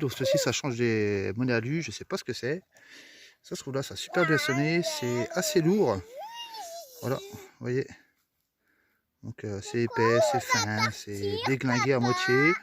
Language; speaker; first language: French; native; French